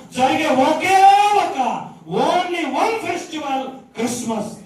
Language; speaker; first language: Telugu; native; Telugu